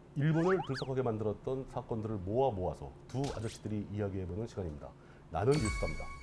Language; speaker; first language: Korean; native; Korean